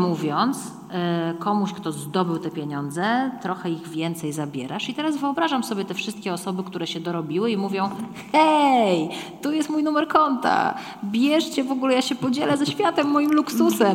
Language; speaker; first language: Polish; native; Polish